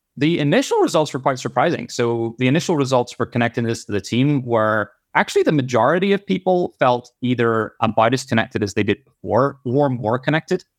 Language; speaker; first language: English; native; English